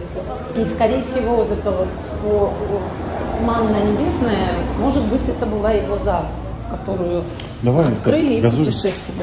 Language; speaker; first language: Russian; native; Russian